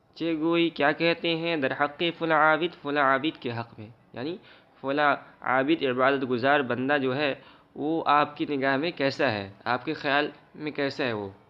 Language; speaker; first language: Urdu; native; Urdu